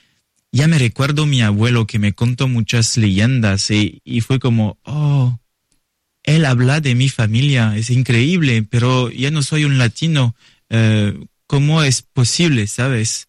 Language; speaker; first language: Spanish; non-native, learner; French